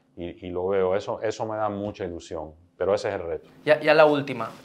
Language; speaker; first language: Spanish; early bilingual, heritage; Spanish